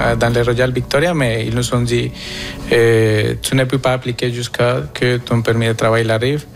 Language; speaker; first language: French; non-native, fluent; Spanish